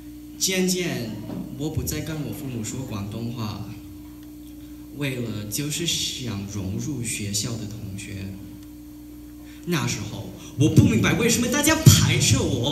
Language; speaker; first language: Chinese; non-native, learner; Cantonese